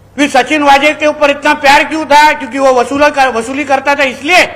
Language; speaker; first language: Hindi; non-native, local second language; Marathi